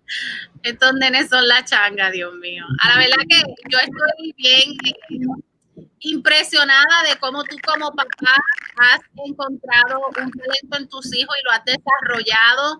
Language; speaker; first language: Spanish; early bilingual, heritage; Spanish